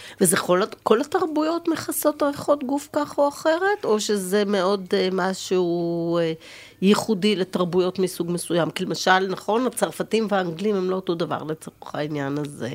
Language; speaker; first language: Hebrew; native; Hebrew